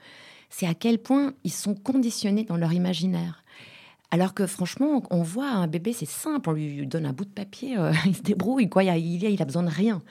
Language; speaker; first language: French; native; French